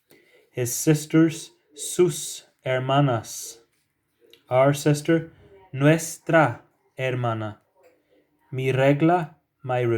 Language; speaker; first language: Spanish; non-native, fluent; English